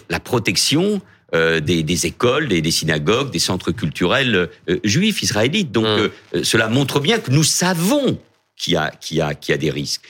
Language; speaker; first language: French; early bilingual, other home language; Catalan